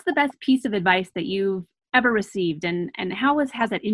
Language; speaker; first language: English; native; English